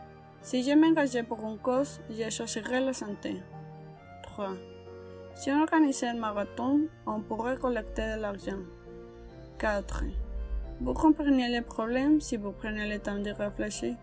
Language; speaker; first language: French; non-native, fluent; Spanish